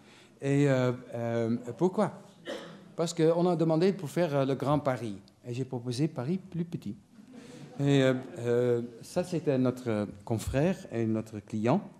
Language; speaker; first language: French; non-native, fluent; Dutch